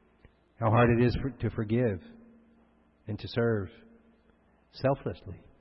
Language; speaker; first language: English; native; English